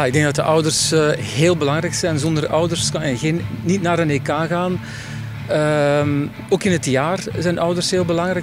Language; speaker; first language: Dutch; native; Dutch